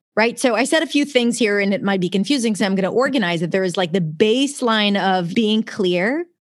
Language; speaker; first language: English; non-native, fluent; Hebrew